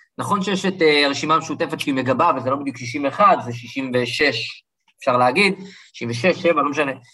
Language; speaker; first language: Hebrew; early bilingual, other home language; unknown